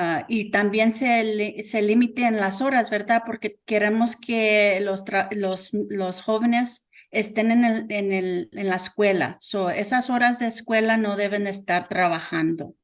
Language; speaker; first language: Spanish; early bilingual, heritage; Spanish